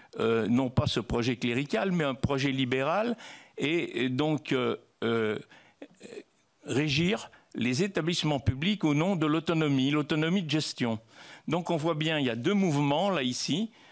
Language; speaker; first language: French; native; French